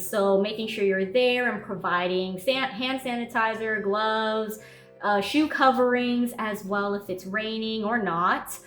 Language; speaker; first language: English; native; English